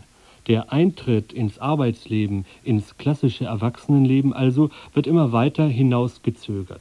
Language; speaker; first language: German; native; German